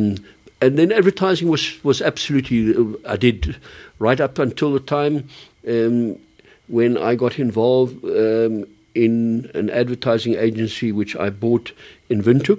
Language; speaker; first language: English; early bilingual, other home language; German